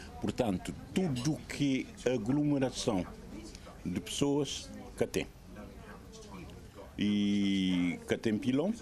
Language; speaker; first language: Portuguese; non-native, local second language; Kabuverdianu